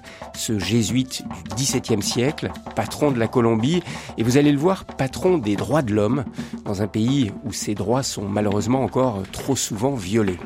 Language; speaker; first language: French; native; French